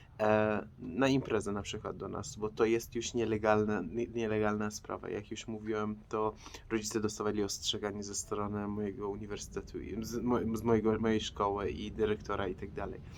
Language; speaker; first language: Polish; non-native, fluent; Persian